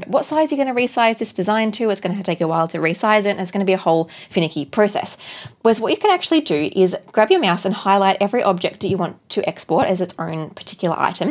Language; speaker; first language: English; native; English